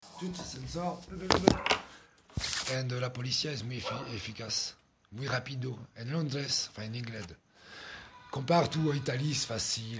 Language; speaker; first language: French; non-native, learner; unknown